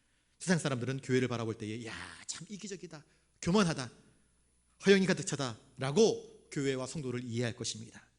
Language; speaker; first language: Korean; native; Korean